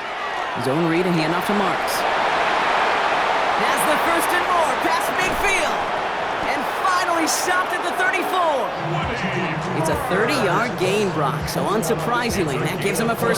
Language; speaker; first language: English; native; English